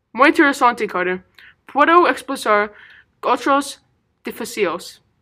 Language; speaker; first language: Spanish; non-native, learner; English